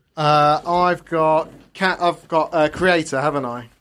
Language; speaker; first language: English; native; English